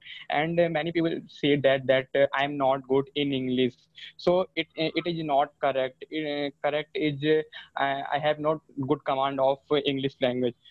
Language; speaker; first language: English; non-native, learner; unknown